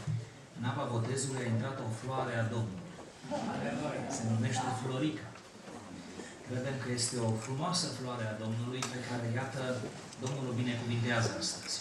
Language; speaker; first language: Romanian; native; Romanian